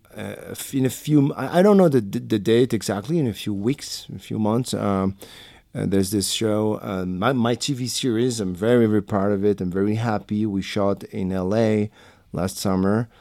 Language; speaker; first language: English; non-native, fluent; Arabic